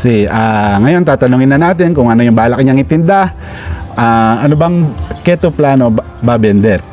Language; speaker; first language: Filipino; non-native, local second language; Pampanga